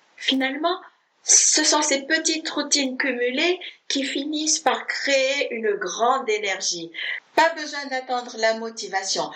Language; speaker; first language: French; non-native, fluent; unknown